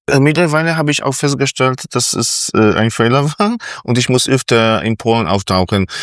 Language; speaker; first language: German; non-native, fluent; Polish